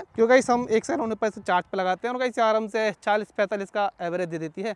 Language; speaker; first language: Hindi; native; Hindi